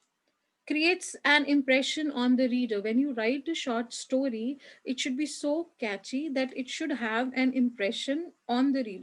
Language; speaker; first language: English; non-native, local second language; Hindi